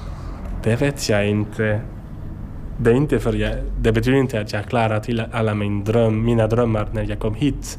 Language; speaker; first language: Swedish; non-native, learner; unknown